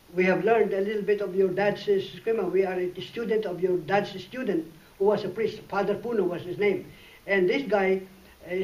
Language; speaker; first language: English; non-native, local second language; Iloko